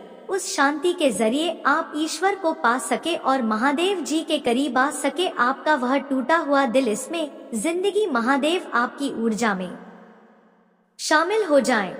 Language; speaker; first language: Hindi; native; Hindi